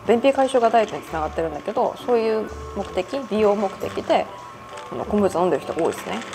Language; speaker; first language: Japanese; native; Japanese